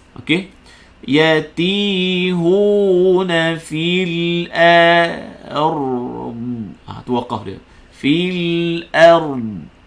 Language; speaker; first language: Malay; native; Malay